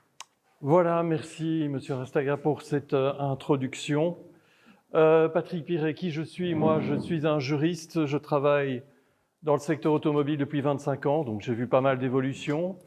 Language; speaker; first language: French; native; French